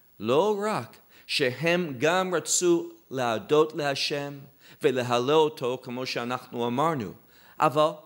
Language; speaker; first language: Hebrew; non-native, fluent; English